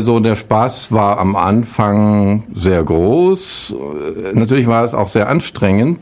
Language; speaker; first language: German; native; German